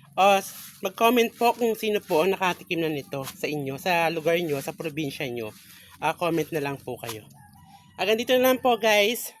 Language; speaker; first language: Filipino; native; Filipino